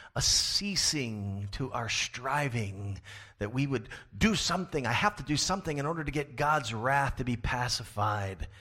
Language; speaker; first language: English; native; English